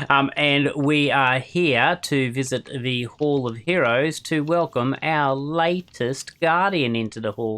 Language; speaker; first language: English; native; English